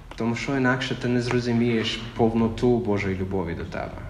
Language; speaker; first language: Ukrainian; non-native, fluent; English